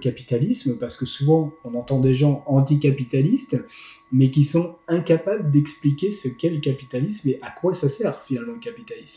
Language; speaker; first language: French; native; French